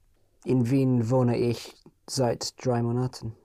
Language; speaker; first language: German; non-native, learner; English